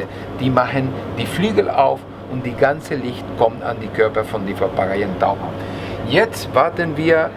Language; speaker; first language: German; non-native, learner; Spanish